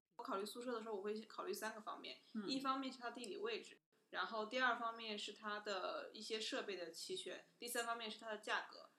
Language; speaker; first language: Chinese; native; Chinese